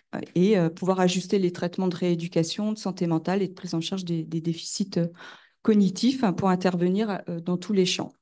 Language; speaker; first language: French; native; French